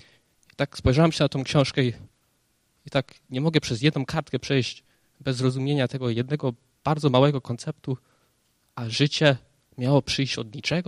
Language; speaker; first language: Polish; early bilingual, heritage; Polish